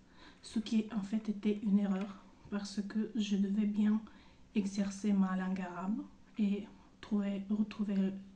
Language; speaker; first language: French; non-native, fluent; Bulgarian